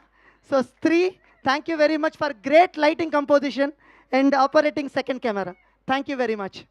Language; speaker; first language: Telugu; native; Telugu